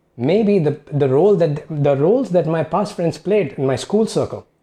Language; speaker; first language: English; non-native, local second language; Hindi